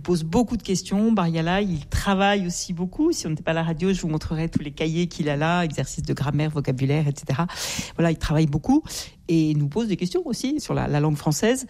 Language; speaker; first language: French; native; French